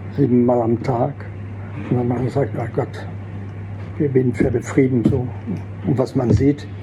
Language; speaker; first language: German; non-native, fluent; French